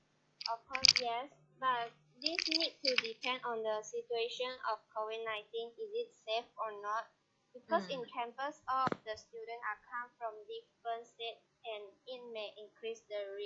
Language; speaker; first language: English; non-native, learner; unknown